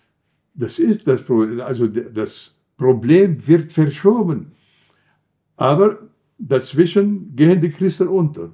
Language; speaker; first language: German; non-native, fluent; Arabic